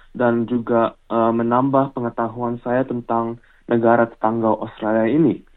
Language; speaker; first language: Indonesian; early bilingual, heritage; English